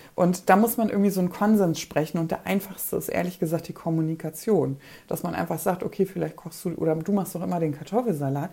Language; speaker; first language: German; early bilingual, other home language; Polish